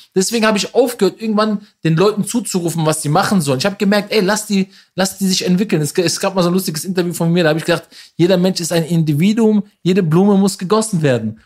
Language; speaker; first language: German; early bilingual, other home language; Persian